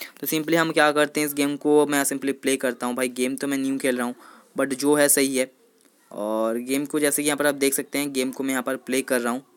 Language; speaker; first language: Hindi; non-native, local second language; Bangla